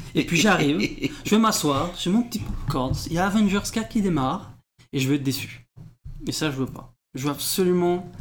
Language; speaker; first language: French; early bilingual, other home language; Portuguese